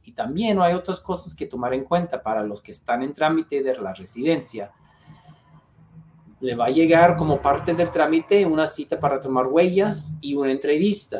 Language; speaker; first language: Spanish; non-native, fluent; English